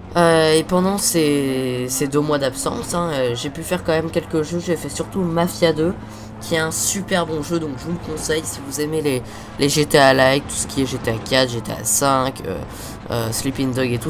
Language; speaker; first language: French; native; French